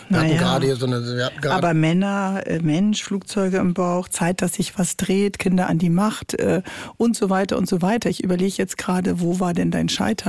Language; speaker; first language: German; native; German